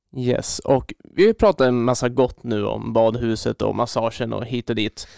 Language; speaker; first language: Swedish; native; Swedish